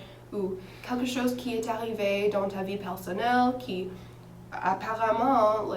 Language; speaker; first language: French; non-native, fluent; English